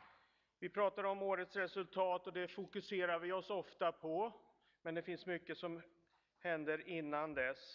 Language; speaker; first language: Swedish; native; Swedish